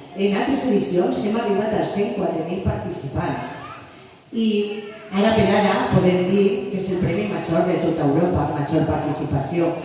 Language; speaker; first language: Catalan; non-native, local second language; Spanish